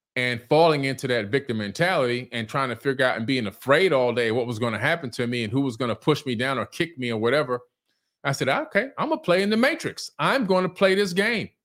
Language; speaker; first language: English; native; English